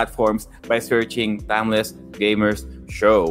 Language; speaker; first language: English; non-native, local second language; Filipino